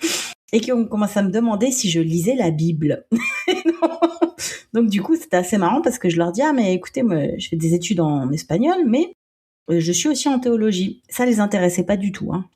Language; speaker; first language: French; native; French